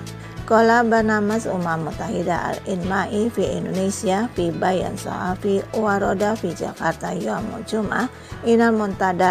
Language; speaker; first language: Arabic; non-native, fluent; Indonesian